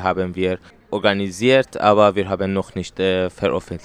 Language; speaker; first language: German; non-native, learner; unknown